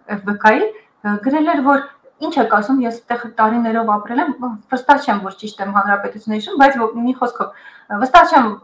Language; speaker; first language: Armenian; early bilingual, heritage; Armenian